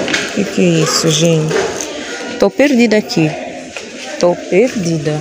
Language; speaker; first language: Portuguese; non-native, local second language; Kabuverdianu